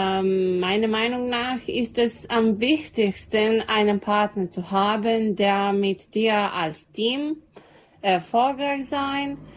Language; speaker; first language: German; non-native, learner; Serbian